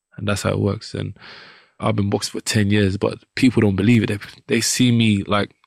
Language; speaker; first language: English; native; English